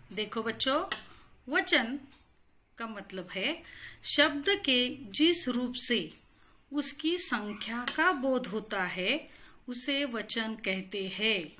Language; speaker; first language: Hindi; non-native, local second language; Marathi